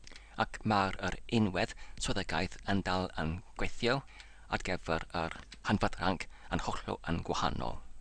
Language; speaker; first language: Welsh; non-native, learner; English